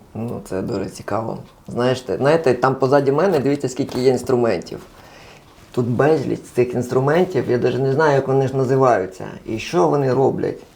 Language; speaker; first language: Ukrainian; non-native, local second language; Russian